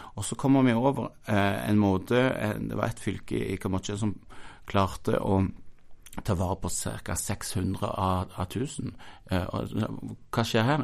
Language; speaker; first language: Norwegian; native; Norwegian